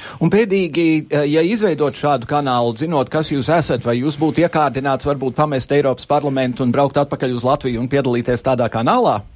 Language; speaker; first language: Latvian; early bilingual, heritage; Latvian